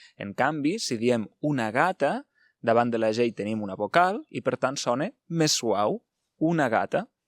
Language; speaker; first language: Catalan; native; Catalan